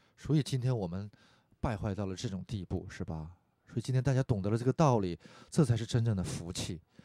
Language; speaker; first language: Chinese; non-native, fluent; Korean